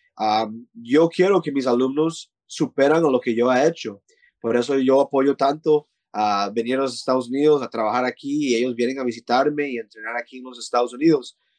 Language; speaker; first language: Spanish; early bilingual, heritage; Spanish